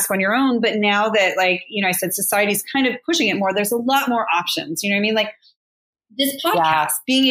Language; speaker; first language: English; native; English